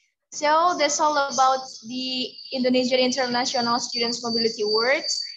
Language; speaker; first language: English; non-native, fluent; Indonesian